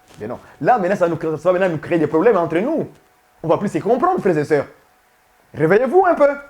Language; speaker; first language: French; non-native, local second language; Swahili